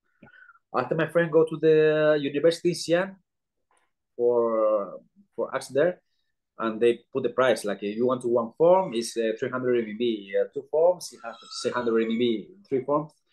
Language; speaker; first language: English; non-native, learner; Spanish